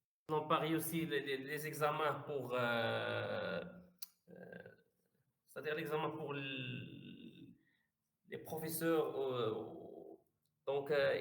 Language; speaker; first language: French; non-native, learner; Arabic